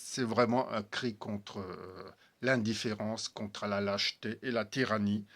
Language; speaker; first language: French; native; French